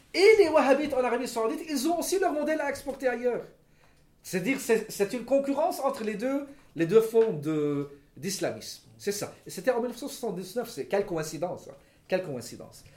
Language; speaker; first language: French; non-native, local second language; Arabic